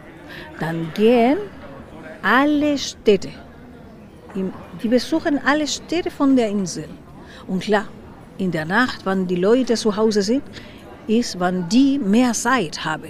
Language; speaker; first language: German; non-native, learner; Spanish